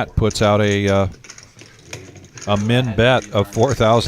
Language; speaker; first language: English; native; English